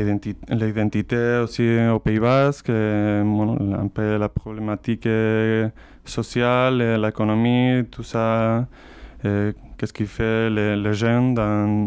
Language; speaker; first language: French; non-native, learner; Spanish